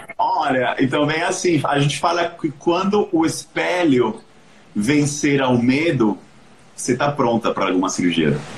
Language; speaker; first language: Portuguese; non-native, fluent; Spanish